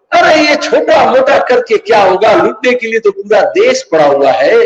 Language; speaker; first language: Hindi; non-native, local second language; Bangla